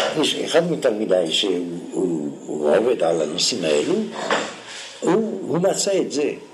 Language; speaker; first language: Hebrew; non-native, fluent; French